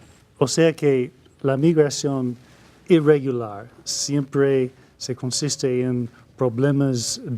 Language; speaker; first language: Spanish; non-native, fluent; English